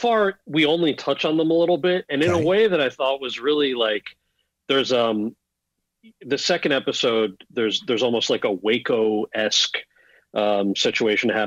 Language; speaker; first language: English; native; English